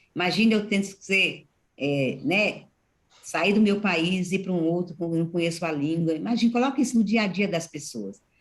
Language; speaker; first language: Portuguese; native; Portuguese